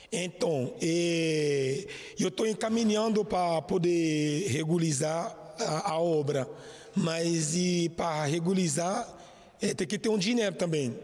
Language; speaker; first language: Portuguese; non-native, learner; Haitian Creole